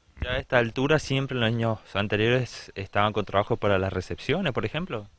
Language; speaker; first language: Spanish; native; Spanish